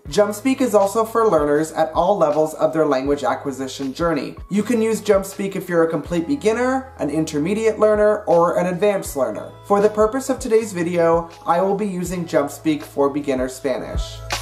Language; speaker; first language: English; native; English